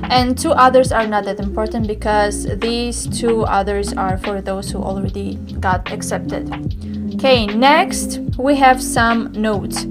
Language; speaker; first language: English; non-native, fluent; Tajik